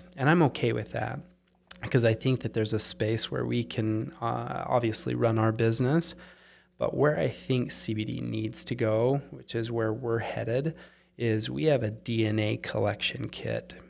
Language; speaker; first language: English; native; English